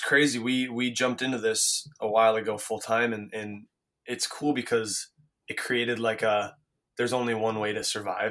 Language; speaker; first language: English; native; English